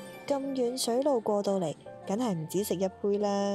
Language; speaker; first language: Cantonese; native; Cantonese